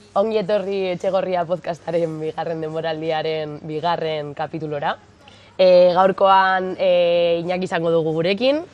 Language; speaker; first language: Basque; non-native, local second language; Spanish